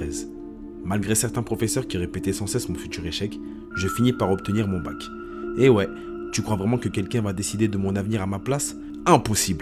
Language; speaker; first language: French; native; French